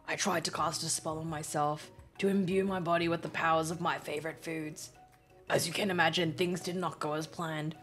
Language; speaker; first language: English; native; English